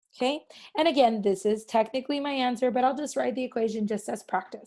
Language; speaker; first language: English; native; English